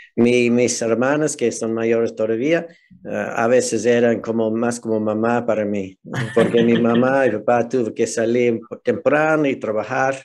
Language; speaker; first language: Spanish; non-native, fluent; English